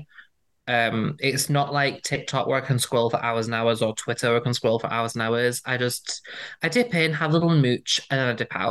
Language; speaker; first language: English; native; English